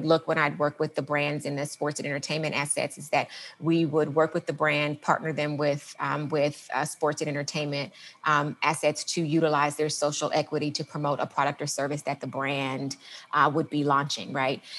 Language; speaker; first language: English; native; English